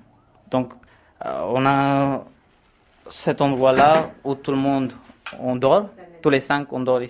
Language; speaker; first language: French; non-native, fluent; Tamil